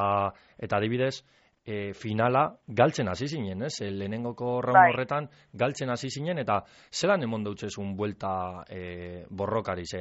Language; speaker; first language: Basque; native; Basque